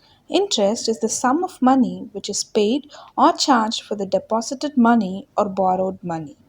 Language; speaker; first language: English; non-native, local second language; Tamil